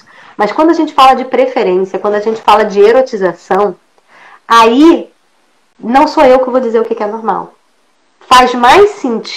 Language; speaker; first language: Portuguese; native; Portuguese